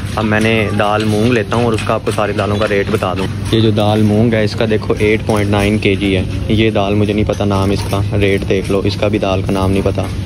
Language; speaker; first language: Urdu; native; Urdu